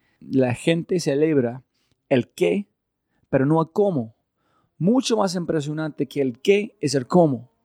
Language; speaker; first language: Spanish; non-native, fluent; English